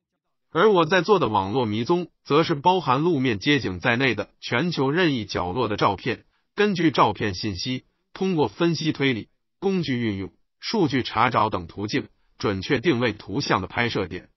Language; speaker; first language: Chinese; native; Chinese